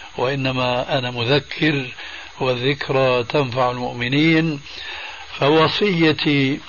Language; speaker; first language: Arabic; early bilingual, other home language; Albanian